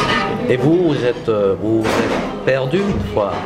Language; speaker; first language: French; non-native, fluent; English